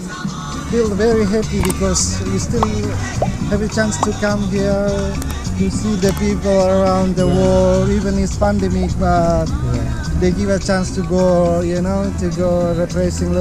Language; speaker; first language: English; non-native, learner; Indonesian